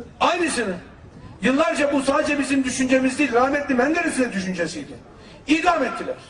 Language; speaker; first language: Turkish; native; Turkish